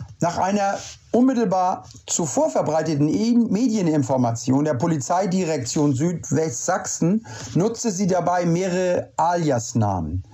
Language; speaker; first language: German; native; German